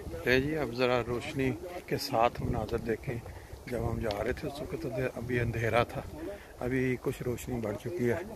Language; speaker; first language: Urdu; non-native, local second language; Punjabi